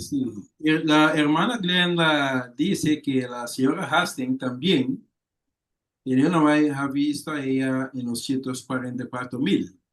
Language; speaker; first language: Spanish; non-native, learner; Papiamento